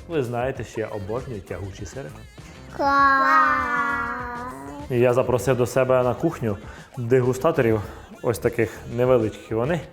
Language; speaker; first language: Ukrainian; native; Ukrainian